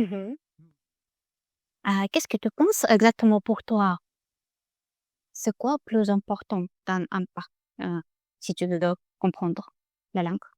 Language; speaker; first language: French; non-native, learner; Russian